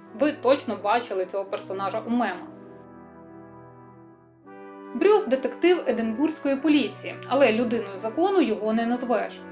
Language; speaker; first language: Ukrainian; native; Ukrainian